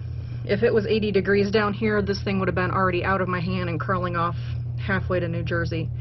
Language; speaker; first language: English; native; English